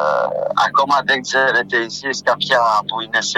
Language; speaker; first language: Greek; non-native, fluent; French